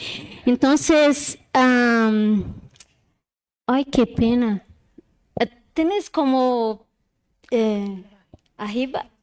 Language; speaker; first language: Spanish; non-native, learner; Portuguese